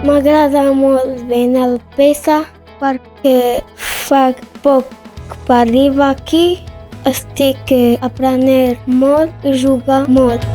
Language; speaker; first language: Catalan; non-native, learner; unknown